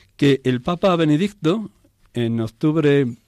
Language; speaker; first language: Spanish; native; Spanish